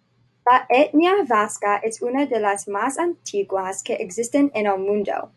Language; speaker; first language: Spanish; non-native, learner; English